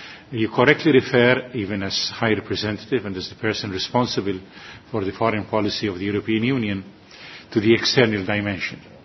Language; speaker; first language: English; non-native, local second language; Maltese